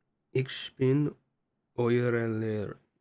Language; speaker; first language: German; non-native, learner; English